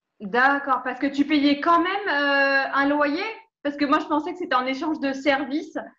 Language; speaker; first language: French; native; French